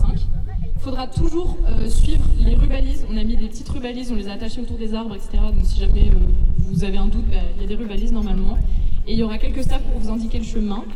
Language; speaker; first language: French; native; French